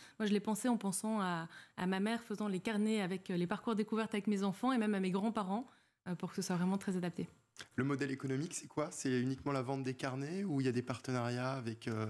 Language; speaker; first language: French; native; French